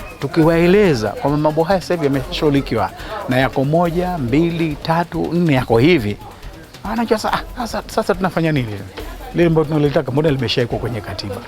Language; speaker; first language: Swahili; native; Swahili